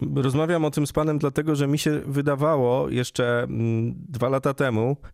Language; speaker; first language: Polish; native; Polish